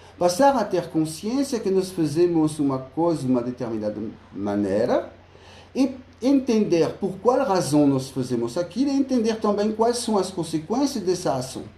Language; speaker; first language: Portuguese; non-native, fluent; French